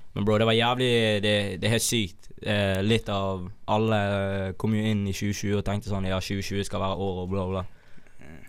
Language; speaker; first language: Norwegian; early bilingual, other home language; Somali